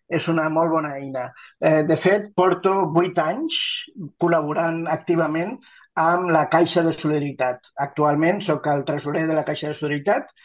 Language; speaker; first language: Catalan; native; Catalan